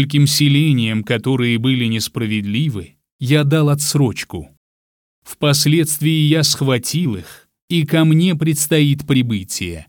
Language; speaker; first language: Russian; native; Russian